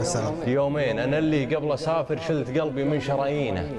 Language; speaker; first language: Arabic; native; Arabic